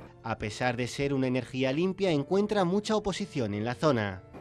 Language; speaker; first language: Spanish; native; Spanish